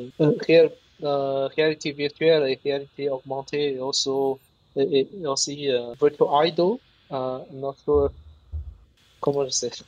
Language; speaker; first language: French; non-native, learner; Chinese